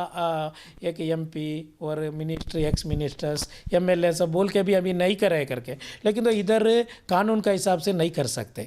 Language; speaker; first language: Hindi; non-native, local second language; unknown